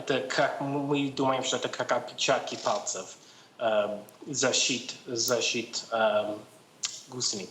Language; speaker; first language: Russian; non-native, learner; English